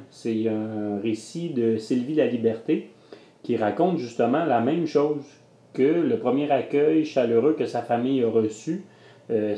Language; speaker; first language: French; native; French